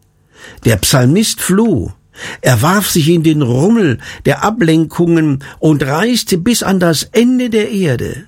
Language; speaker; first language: German; native; German